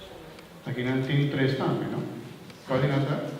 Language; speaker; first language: Spanish; non-native, learner; Papiamento